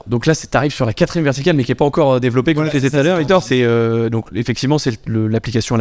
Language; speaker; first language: French; native; French